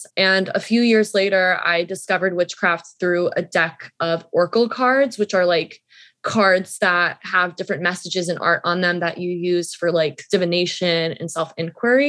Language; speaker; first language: English; native; English